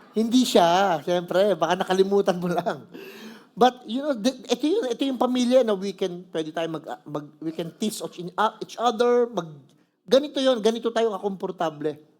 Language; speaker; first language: Filipino; native; Filipino